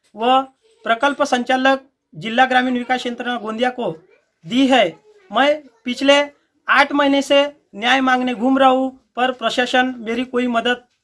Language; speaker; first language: Hindi; non-native, local second language; Marathi